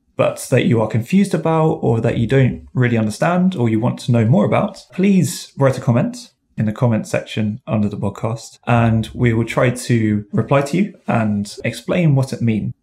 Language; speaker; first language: English; native; English